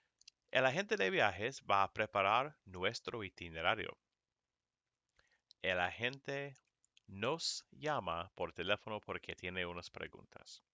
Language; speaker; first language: Spanish; non-native, fluent; English